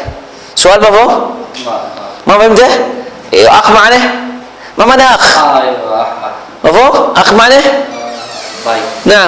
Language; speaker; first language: Arabic; non-native, fluent; Urdu